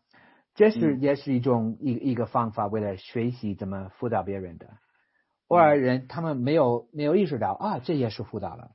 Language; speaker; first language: Chinese; non-native, fluent; English